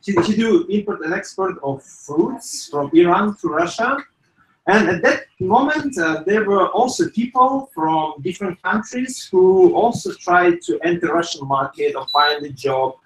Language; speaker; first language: English; non-native, fluent; Russian